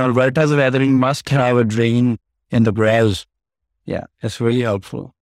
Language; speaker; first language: English; non-native, local second language; Punjabi